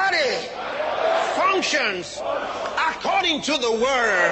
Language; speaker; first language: English; non-native, local second language; Yoruba